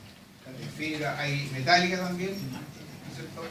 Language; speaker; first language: Spanish; native; Spanish